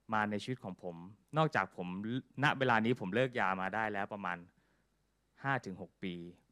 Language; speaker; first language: Thai; native; Thai